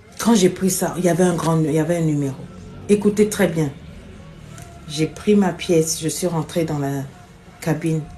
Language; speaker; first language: French; non-native, local second language; Lingala